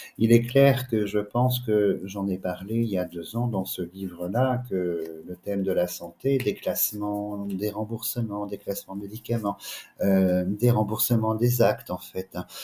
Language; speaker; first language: French; native; French